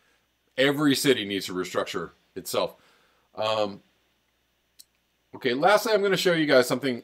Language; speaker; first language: English; native; English